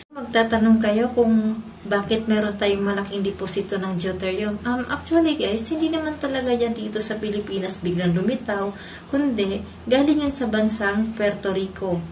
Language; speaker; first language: Filipino; non-native, local second language; Cebuano